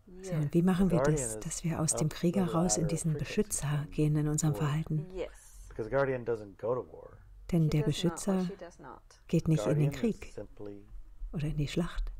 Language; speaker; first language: German; native; German